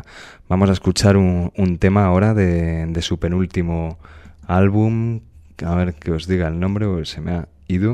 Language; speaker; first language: Spanish; native; Spanish